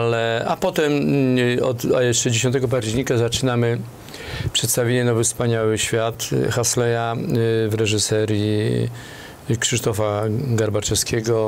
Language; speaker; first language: Polish; native; Polish